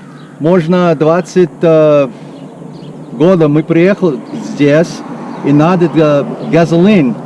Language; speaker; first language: Russian; early bilingual, heritage; Russian